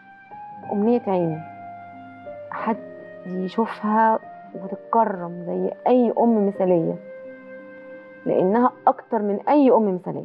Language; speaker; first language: Arabic; native; Arabic